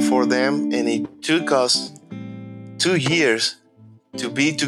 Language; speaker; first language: English; non-native, fluent; Spanish